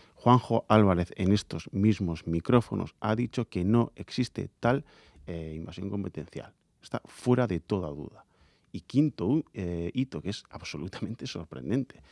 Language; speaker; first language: Spanish; native; Spanish